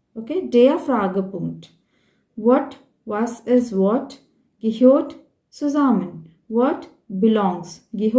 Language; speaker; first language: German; non-native, fluent; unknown